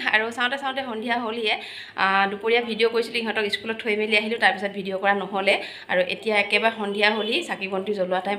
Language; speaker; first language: Assamese; native; Assamese